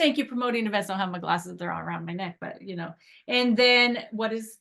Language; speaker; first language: English; native; English